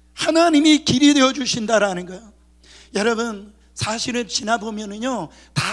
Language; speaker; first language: Korean; native; Korean